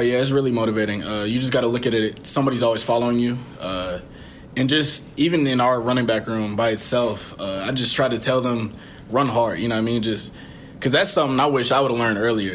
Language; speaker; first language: English; native; English